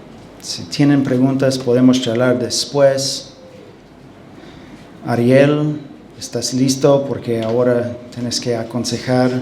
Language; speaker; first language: Spanish; non-native, fluent; English